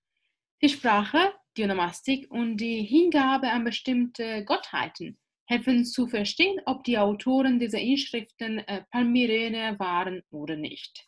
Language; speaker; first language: German; non-native, fluent; Italian